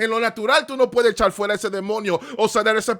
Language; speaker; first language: Spanish; early bilingual, heritage; Spanish